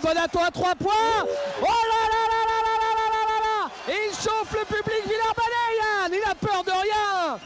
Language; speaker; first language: French; native; French